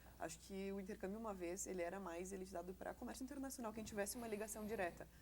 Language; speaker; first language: Portuguese; native; Portuguese